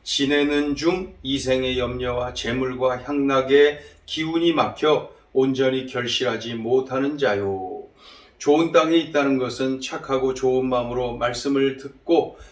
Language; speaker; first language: Korean; native; Korean